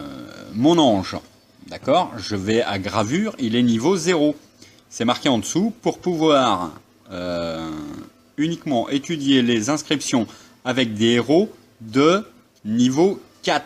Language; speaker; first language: French; native; French